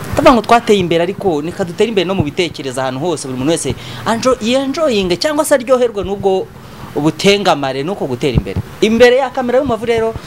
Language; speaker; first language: Kinyarwanda; native; Kinyarwanda